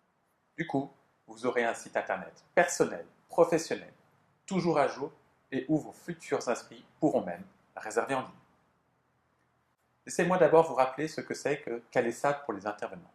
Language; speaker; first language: French; native; French